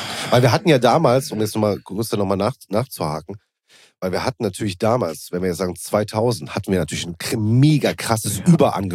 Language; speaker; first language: German; native; German